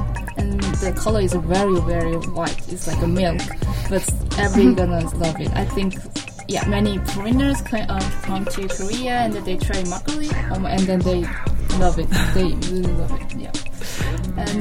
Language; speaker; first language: English; non-native, learner; Korean